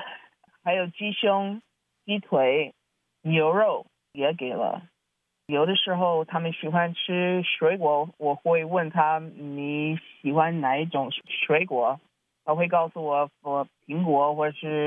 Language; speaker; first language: Chinese; early bilingual, heritage; Chinese